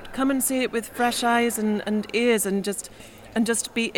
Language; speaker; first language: English; native; English